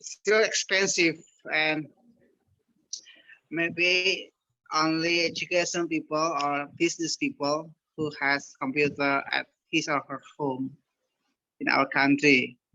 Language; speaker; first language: English; non-native, learner; Indonesian